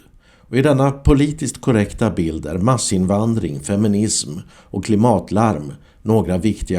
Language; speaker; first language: Swedish; native; Swedish